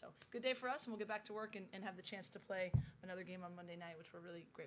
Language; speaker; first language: English; native; English